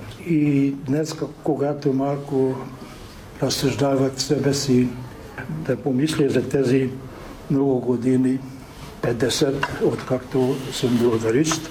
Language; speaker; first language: Bulgarian; non-native, fluent; Hungarian